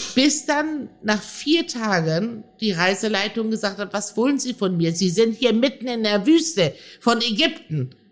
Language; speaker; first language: German; early bilingual, other home language; Persian